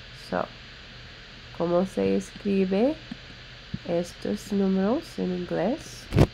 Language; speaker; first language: Spanish; non-native, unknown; English